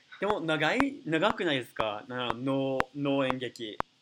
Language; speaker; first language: Japanese; non-native, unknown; English